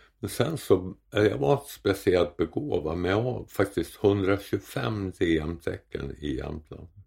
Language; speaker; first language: Swedish; native; Swedish